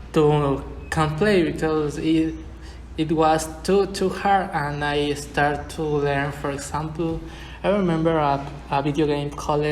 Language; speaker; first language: English; non-native, learner; Spanish